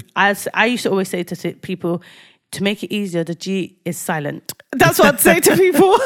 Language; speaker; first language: English; native; English